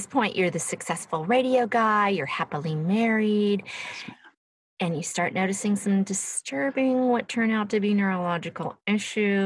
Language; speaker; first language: English; native; English